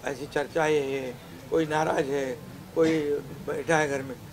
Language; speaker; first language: Hindi; non-native, local second language; Marathi